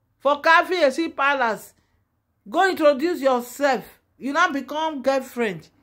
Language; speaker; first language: Nigerian Pidgin; non-native, local second language; Yoruba